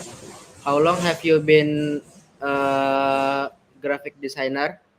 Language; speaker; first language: English; non-native, learner; Indonesian